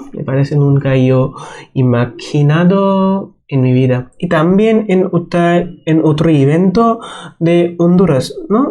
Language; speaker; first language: Spanish; non-native, fluent; Bangla